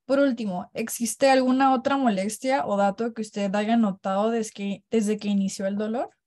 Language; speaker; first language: Spanish; early bilingual, heritage; Spanish